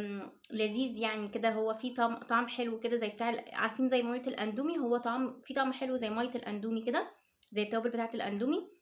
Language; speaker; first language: Arabic; native; Arabic